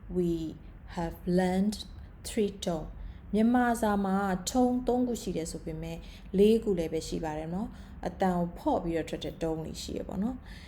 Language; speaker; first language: Burmese; native; Burmese